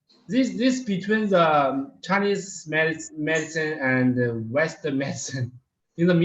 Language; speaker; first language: English; non-native, learner; Chinese